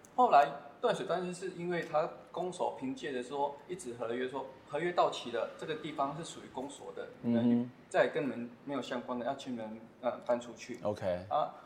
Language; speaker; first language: Chinese; native; Chinese